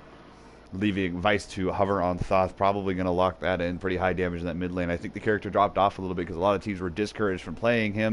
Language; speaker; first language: English; native; English